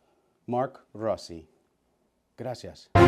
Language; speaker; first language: Spanish; early bilingual, heritage; Spanish